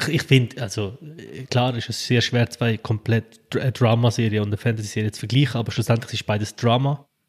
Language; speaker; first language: German; early bilingual, other home language; Albanian